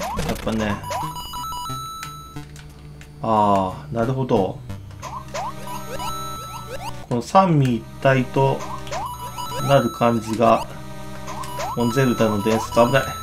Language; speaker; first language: Japanese; native; Japanese